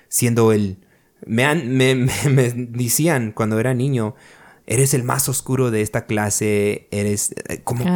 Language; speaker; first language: Spanish; early bilingual, other home language; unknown